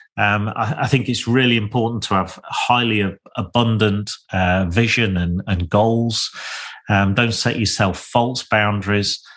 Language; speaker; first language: English; native; English